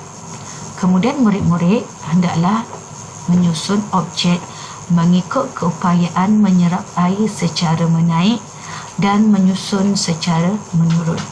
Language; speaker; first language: Malay; native; Malay